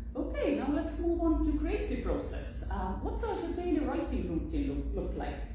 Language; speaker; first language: English; non-native, fluent; Estonian